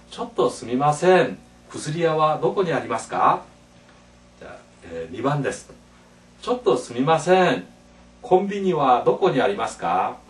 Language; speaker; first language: Japanese; non-native, fluent; Korean